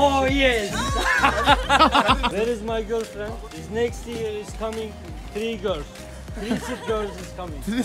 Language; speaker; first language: English; non-native, learner; Turkish